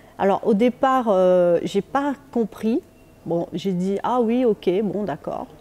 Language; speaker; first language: French; non-native, local second language; Arabic